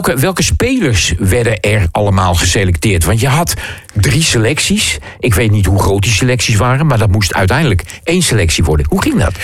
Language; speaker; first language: Dutch; native; Dutch